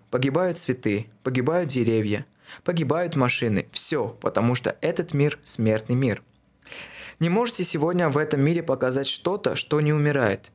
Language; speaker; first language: Russian; non-native, local second language; Armenian